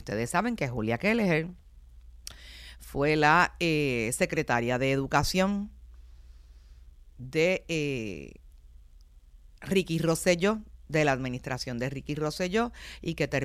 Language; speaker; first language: Spanish; native; Spanish